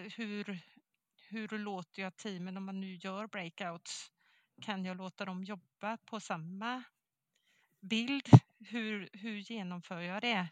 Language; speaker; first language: Swedish; native; Swedish